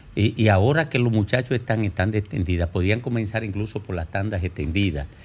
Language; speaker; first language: Spanish; native; Spanish